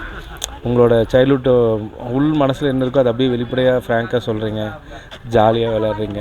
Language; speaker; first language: Tamil; native; Tamil